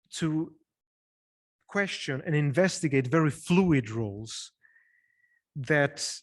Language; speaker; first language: English; non-native, fluent; Italian